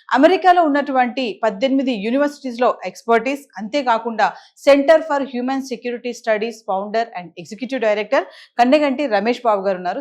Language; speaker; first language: Telugu; native; Telugu